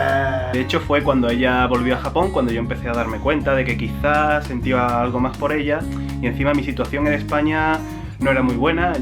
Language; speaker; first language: Spanish; native; Spanish